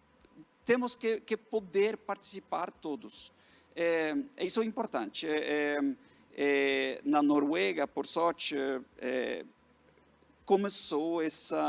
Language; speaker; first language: Portuguese; non-native, fluent; Norwegian